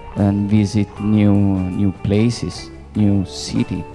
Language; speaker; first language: English; non-native, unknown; Italian